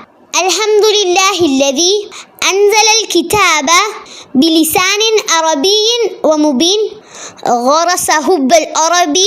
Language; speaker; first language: Arabic; non-native, learner; Malayalam